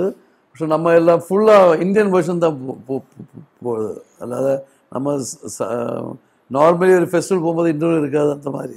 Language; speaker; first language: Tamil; non-native, learner; Malayalam